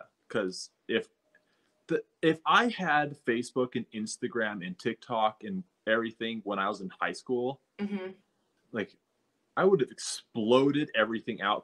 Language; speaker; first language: English; native; English